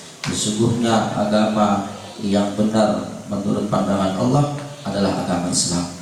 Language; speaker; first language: Indonesian; native; Indonesian